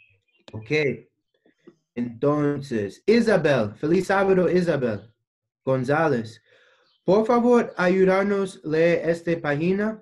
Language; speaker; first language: Spanish; non-native, learner; English